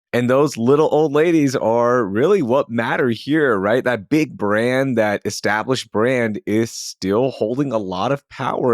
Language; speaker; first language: English; native; English